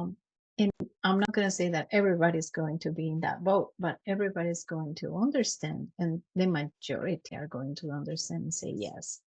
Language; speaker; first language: English; non-native, fluent; Spanish